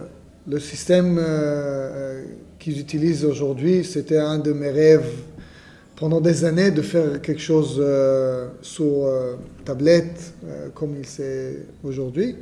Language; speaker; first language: French; non-native, fluent; Hebrew